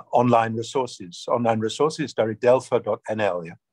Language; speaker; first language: Indonesian; non-native, fluent; English